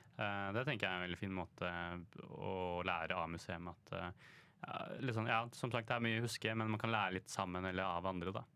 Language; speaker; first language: Norwegian; early bilingual, other home language; Chinese